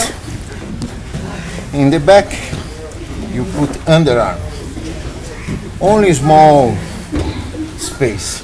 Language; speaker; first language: English; non-native, learner; Portuguese